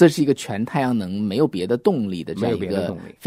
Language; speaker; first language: Chinese; native; Chinese